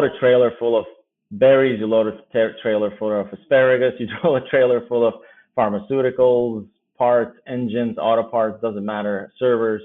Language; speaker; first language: English; non-native, fluent; Albanian